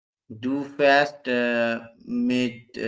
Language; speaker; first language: German; non-native, learner; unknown